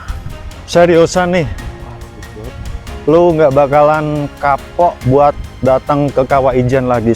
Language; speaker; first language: Indonesian; native; Indonesian